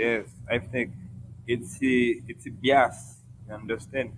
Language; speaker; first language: English; non-native, local second language; Haitian Creole